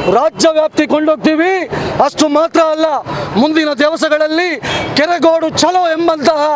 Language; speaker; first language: Kannada; native; Kannada